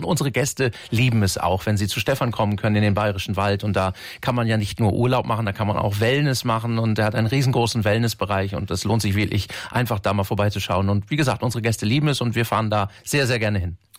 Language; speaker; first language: German; native; German